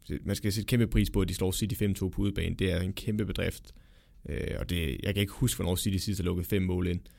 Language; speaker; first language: Danish; native; Danish